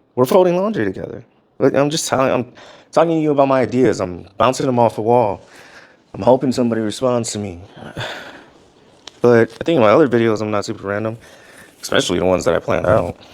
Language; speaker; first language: English; native; English